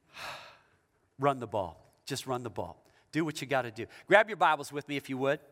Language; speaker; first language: English; native; English